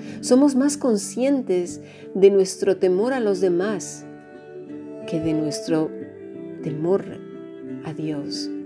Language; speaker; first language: Spanish; native; Spanish